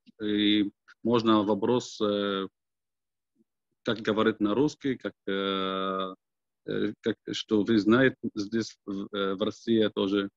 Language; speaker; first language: Russian; non-native, learner; Arabic